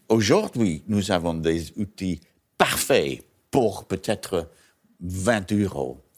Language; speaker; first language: French; non-native, learner; English